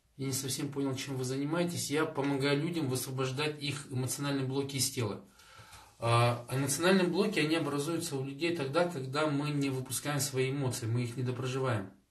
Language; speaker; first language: Russian; native; Russian